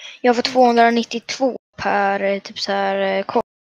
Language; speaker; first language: Swedish; native; Swedish